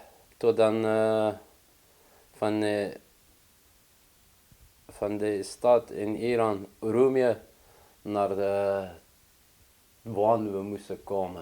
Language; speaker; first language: Dutch; non-native, learner; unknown